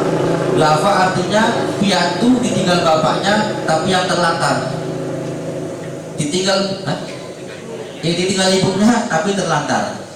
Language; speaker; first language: Indonesian; native; Indonesian